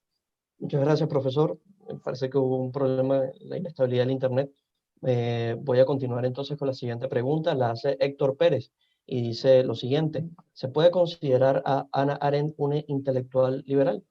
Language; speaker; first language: Spanish; native; Spanish